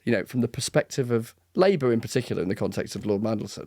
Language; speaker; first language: English; native; English